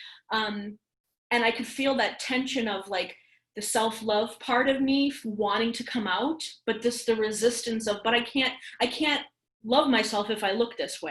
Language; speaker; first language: English; native; English